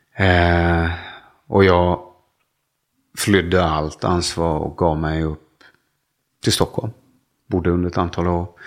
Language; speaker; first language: Swedish; native; Swedish